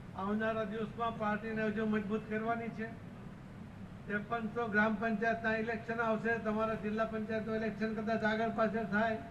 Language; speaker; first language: Gujarati; non-native, local second language; Marathi